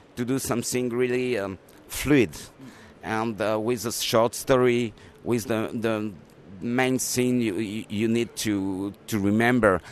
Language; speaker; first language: English; non-native, learner; French